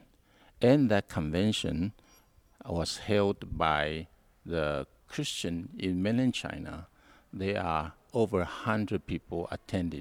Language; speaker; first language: English; non-native, learner; Hakka Chinese